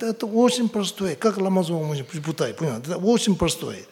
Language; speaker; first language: Russian; non-native, learner; Tibetan